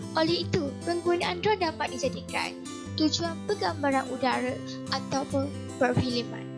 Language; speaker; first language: Malay; native; Malay